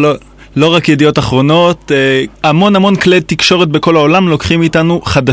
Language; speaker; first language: Hebrew; native; Hebrew